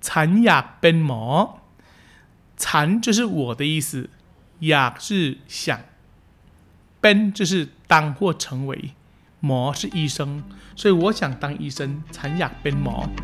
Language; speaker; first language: Chinese; early bilingual, heritage; Chinese